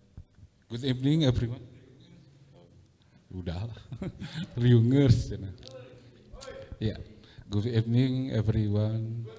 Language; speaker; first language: English; non-native, learner; Indonesian